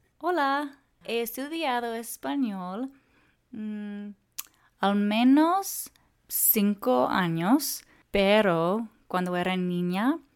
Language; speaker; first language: Spanish; non-native, learner; English